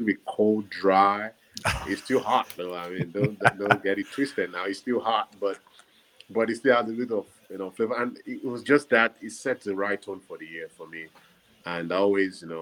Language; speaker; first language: English; non-native, local second language; Yoruba